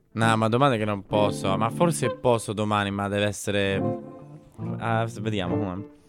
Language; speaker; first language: Italian; non-native, learner; English